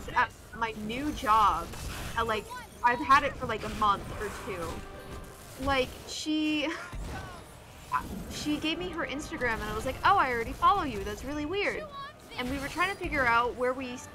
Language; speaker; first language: English; native; English